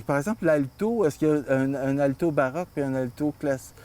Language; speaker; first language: French; native; French